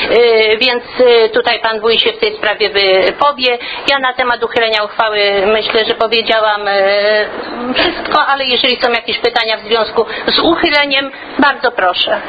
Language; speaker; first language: Polish; native; Polish